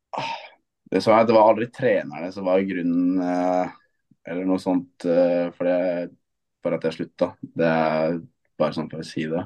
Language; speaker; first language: Norwegian; native; Norwegian